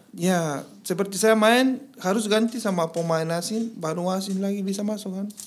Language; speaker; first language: Indonesian; non-native, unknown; Spanish